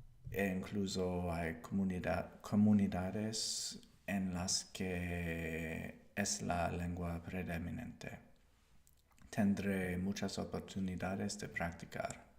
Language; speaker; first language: Spanish; non-native, learner; English